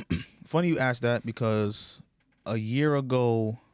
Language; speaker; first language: English; early bilingual, other home language; Yoruba